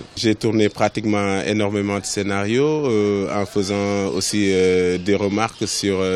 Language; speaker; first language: French; non-native, local second language; Wolof